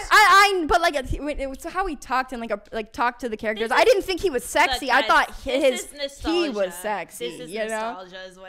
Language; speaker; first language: English; native; English